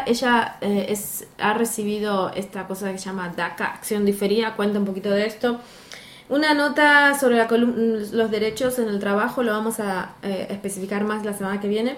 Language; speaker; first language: Spanish; native; Spanish